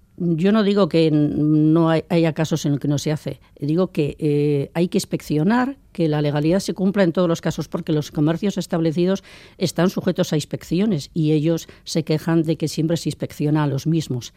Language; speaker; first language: Spanish; native; Spanish